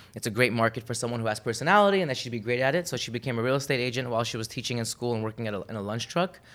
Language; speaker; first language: English; early bilingual, other home language; Armenian